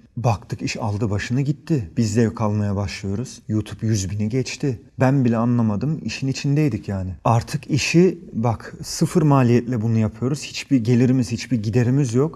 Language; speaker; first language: Turkish; early bilingual, heritage; Turkish